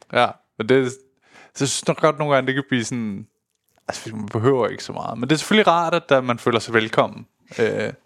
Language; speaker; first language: Danish; early bilingual, other home language; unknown